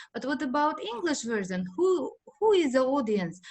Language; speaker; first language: English; non-native, fluent; Uzbek